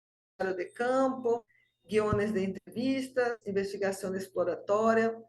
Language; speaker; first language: Portuguese; non-native, fluent; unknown